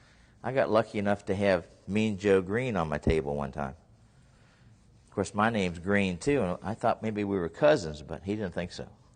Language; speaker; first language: English; native; English